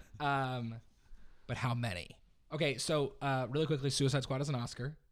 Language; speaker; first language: English; native; English